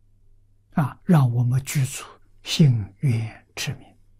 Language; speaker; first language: Chinese; native; Chinese